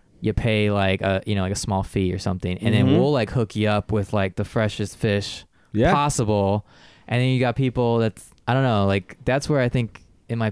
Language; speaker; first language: English; native; English